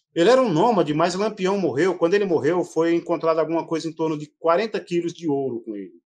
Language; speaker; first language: Portuguese; native; Portuguese